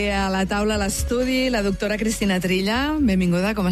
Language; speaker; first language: Catalan; native; Catalan